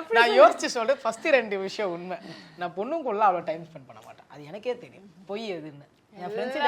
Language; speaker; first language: Tamil; native; Tamil